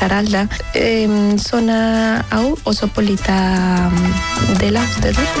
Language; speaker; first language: Basque; non-native, fluent; Spanish